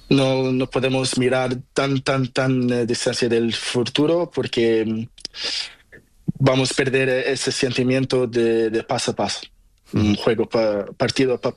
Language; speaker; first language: Spanish; non-native, learner; Portuguese